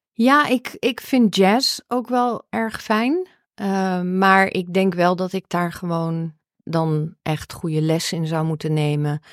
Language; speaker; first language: Dutch; early bilingual, heritage; Dutch